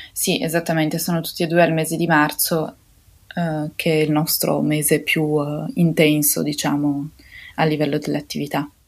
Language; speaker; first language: Italian; native; Italian